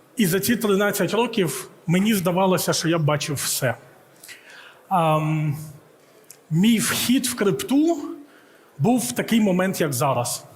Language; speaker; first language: Ukrainian; early bilingual, heritage; Ukrainian